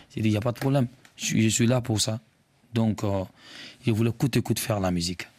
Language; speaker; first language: French; non-native, local second language; Bambara